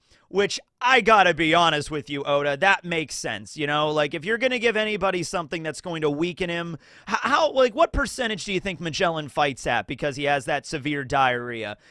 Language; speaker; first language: English; native; English